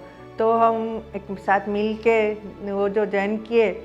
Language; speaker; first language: Hindi; non-native, local second language; Odia